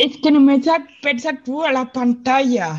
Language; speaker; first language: Catalan; non-native, local second language; Spanish